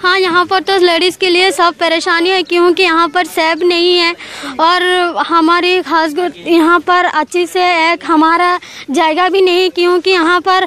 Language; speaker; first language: Hindi; non-native, learner; Rohingya